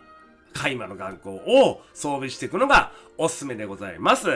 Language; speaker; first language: Japanese; native; Japanese